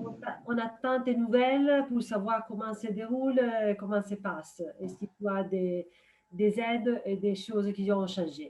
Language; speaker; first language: French; non-native, fluent; Italian